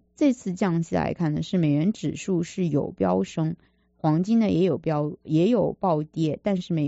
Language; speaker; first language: Chinese; native; Chinese